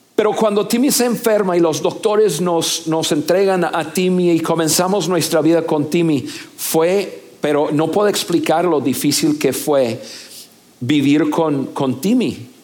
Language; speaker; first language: Spanish; non-native, fluent; English